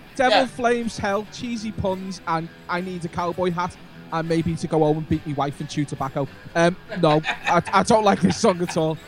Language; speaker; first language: English; native; English